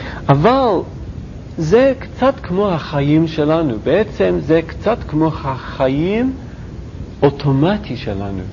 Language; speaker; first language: Hebrew; non-native, learner; English